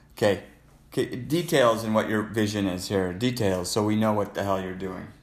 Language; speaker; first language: English; native; English